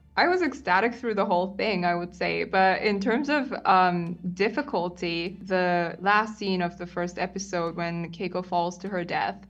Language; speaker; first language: English; non-native, fluent; Japanese